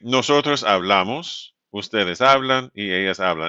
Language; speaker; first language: Spanish; non-native, fluent; English